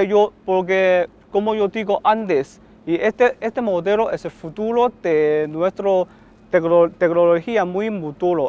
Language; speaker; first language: Spanish; non-native, learner; Chinese